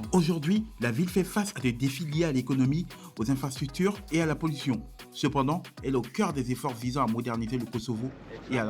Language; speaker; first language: French; native; French